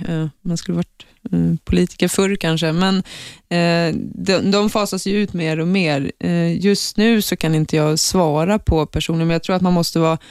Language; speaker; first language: Swedish; native; Swedish